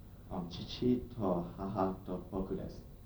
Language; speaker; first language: Japanese; non-native, learner; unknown